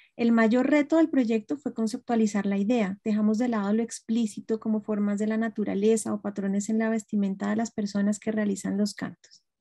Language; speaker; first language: Spanish; native; Spanish